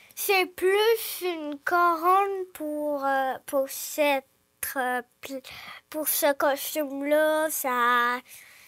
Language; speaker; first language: French; early bilingual, other home language; Ukrainian